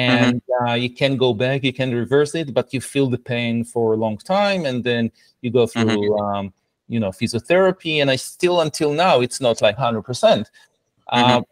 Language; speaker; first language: English; non-native, fluent; Hebrew